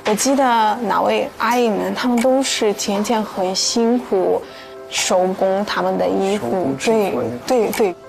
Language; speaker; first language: Chinese; non-native, fluent; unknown